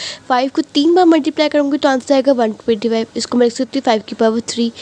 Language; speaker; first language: Hindi; native; Hindi